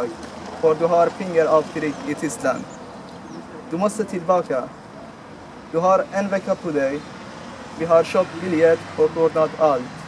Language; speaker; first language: Swedish; non-native, learner; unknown